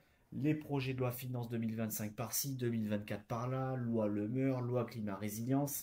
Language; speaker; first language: French; native; French